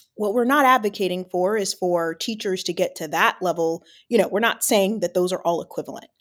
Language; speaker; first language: English; native; English